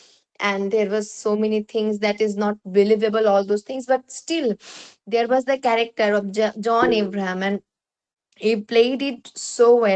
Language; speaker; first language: English; non-native, local second language; Bangla